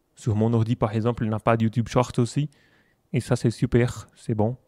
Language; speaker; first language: French; non-native, learner; Portuguese